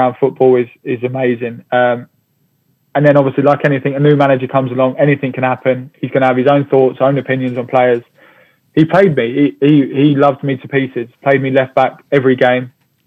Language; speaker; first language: English; native; English